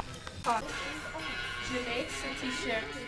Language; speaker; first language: French; non-native, learner; English